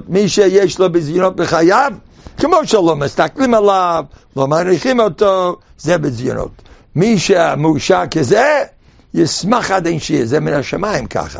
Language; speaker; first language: Hebrew; non-native, fluent; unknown